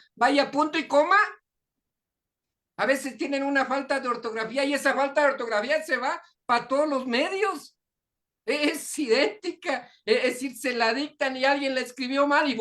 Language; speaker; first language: Spanish; native; Spanish